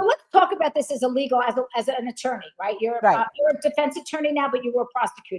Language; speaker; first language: English; native; English